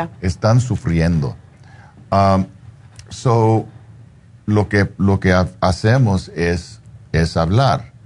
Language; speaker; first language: Spanish; non-native, fluent; English